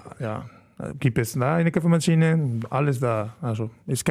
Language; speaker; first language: German; non-native, learner; Spanish